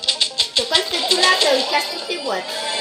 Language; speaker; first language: French; native; French